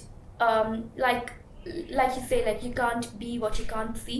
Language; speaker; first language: English; non-native, local second language; Hindi